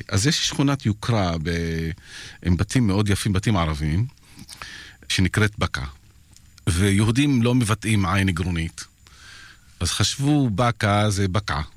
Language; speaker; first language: Hebrew; non-native, local second language; Arabic